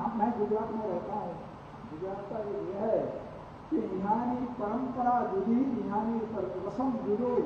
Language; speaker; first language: Hindi; non-native, local second language; Bangla